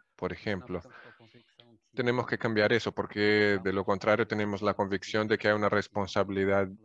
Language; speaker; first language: Spanish; non-native, fluent; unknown